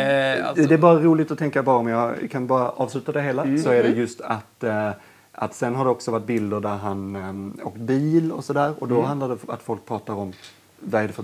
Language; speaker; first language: Swedish; native; Swedish